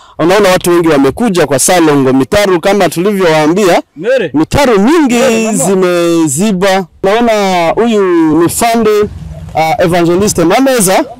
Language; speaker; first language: Swahili; non-native, local second language; Kinyarwanda